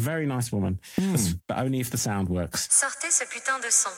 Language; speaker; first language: English; native; English